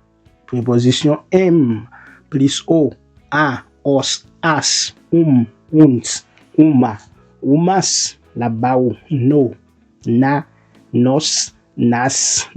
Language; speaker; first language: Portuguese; non-native, fluent; Haitian Creole